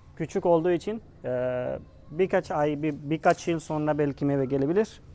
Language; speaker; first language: Turkish; non-native, fluent; Hindi